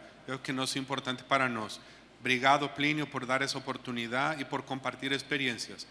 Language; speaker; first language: Portuguese; non-native, fluent; Spanish